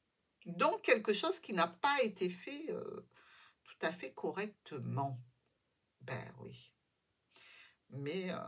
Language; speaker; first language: French; native; French